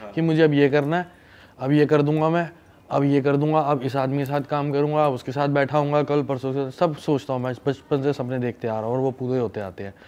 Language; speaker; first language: Hindi; native; Hindi